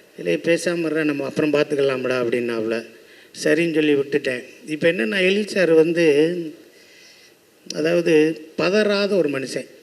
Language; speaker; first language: Tamil; native; Tamil